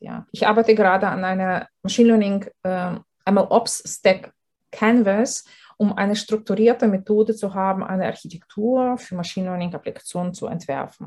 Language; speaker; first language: German; non-native, fluent; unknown